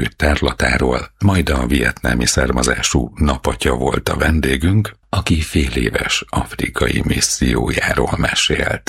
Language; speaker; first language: Hungarian; native; Hungarian